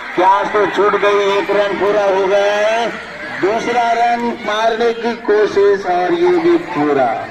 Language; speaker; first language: Hindi; non-native, local second language; Marathi